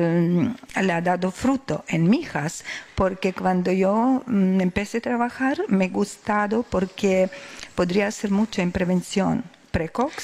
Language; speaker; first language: Spanish; non-native, learner; Serbian